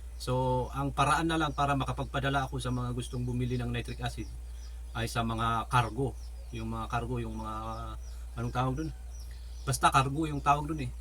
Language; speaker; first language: Filipino; native; Filipino